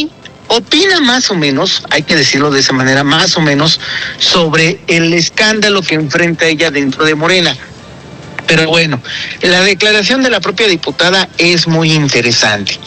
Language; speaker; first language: Spanish; native; Spanish